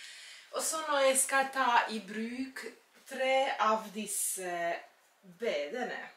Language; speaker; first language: Norwegian; non-native, fluent; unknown